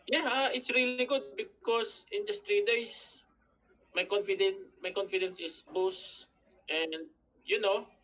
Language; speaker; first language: English; non-native, learner; Filipino